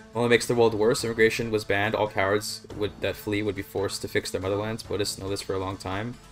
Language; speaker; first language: English; native; English